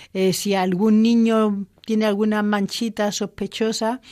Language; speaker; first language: Spanish; native; Spanish